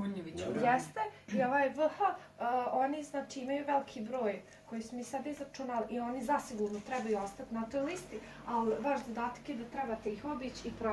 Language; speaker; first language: Bosnian; native; Bosnian